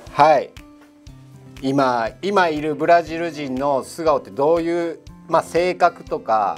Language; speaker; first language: Japanese; native; Japanese